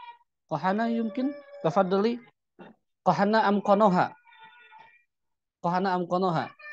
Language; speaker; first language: Arabic; non-native, fluent; Indonesian